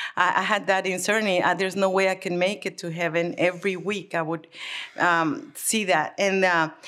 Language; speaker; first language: English; early bilingual, other home language; Spanish